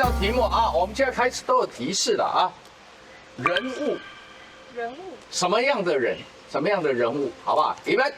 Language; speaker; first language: Chinese; native; Chinese